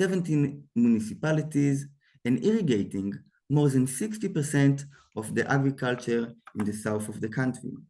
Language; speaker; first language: English; non-native, fluent; Hebrew